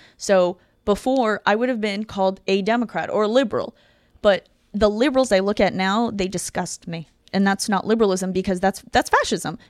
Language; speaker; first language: English; non-native, fluent; Russian